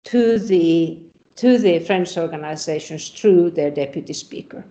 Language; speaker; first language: English; non-native, fluent; Finnish